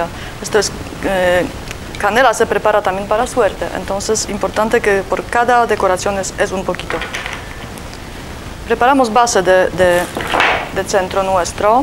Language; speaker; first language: Spanish; non-native, learner; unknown